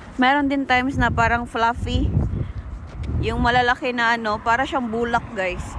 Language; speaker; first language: Filipino; native; Filipino